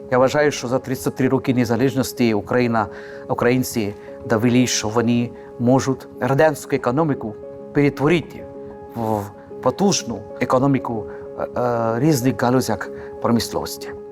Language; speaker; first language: Ukrainian; non-native, fluent; Hindi